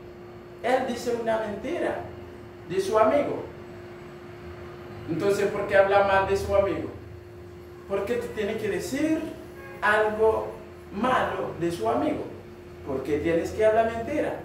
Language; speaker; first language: Spanish; non-native, fluent; Haitian Creole